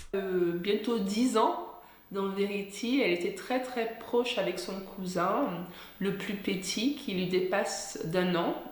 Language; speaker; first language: French; non-native, fluent; English